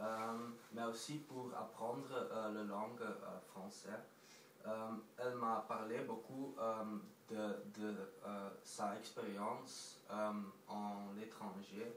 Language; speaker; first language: French; non-native, local second language; Dutch